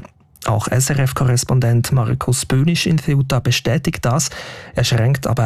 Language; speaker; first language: German; native; German